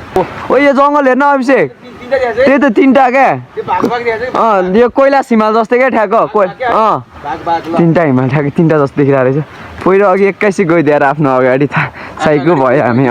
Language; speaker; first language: Nepali; native; Nepali